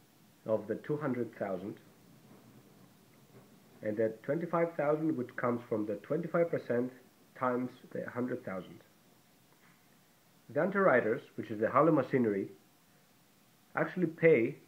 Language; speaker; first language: English; non-native, fluent; Greek